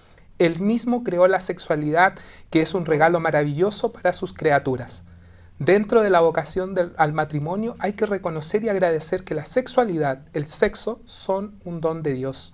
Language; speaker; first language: Spanish; native; Spanish